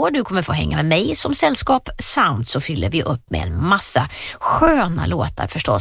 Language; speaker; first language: Swedish; native; Swedish